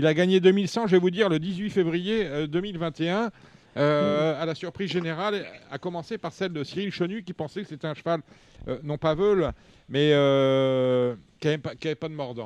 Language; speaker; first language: French; native; French